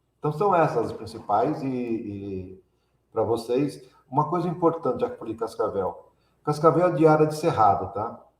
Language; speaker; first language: Portuguese; early bilingual, other home language; Italian